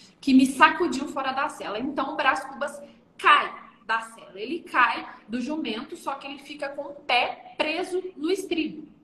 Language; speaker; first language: Portuguese; native; Portuguese